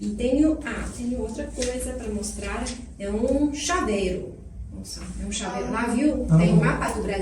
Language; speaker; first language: Portuguese; non-native, fluent; Chinese